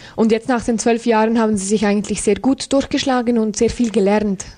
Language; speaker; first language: German; native; German